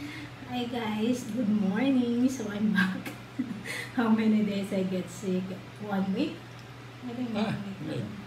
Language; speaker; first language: English; non-native, learner; Filipino